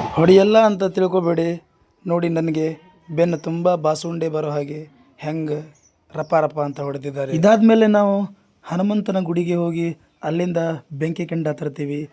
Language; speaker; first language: Kannada; non-native, local second language; Lambadi